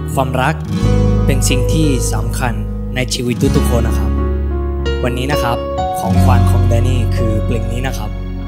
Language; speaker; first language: Thai; non-native, fluent; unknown